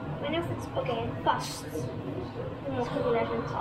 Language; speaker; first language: Dutch; early bilingual, other home language; Indonesian